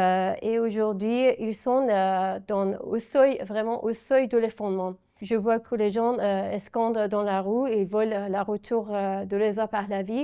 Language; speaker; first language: French; non-native, fluent; Persian